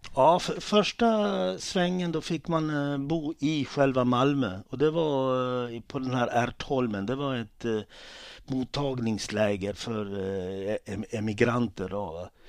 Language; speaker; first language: Swedish; early bilingual, other home language; Italian